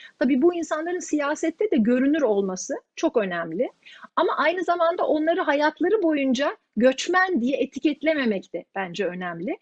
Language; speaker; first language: Turkish; native; Turkish